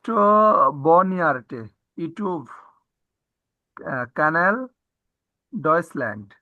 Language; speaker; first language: German; non-native, learner; Bangla